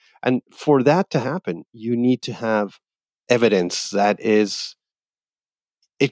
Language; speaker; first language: English; native; English